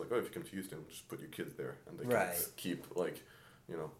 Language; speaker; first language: English; early bilingual, other home language; French